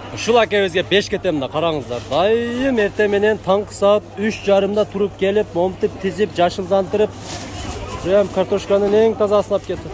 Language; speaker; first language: Kyrgyz; native; Kyrgyz